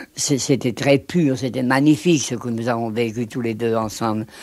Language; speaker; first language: French; native; French